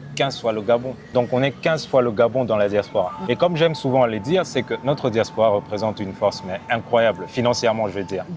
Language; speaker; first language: French; non-native, local second language; Lingala